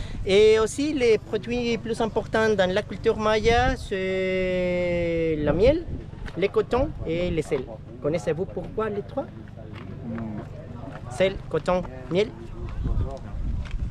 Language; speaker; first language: French; non-native, learner; Spanish